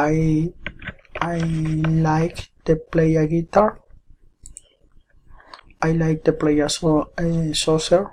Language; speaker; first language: English; non-native, learner; Spanish